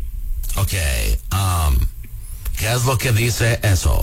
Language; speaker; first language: Spanish; non-native, learner; English